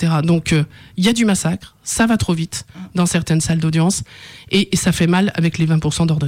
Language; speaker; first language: French; native; French